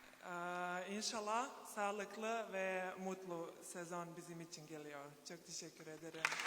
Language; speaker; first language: Turkish; non-native, learner; Serbian